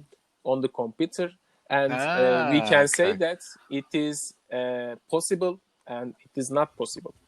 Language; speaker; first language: English; non-native, learner; Turkish